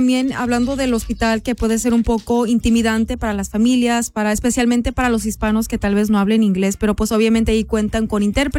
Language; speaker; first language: Spanish; early bilingual, heritage; Spanish